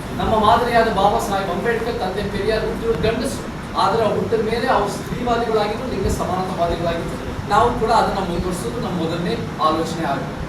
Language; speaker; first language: Kannada; early bilingual, heritage; Kannada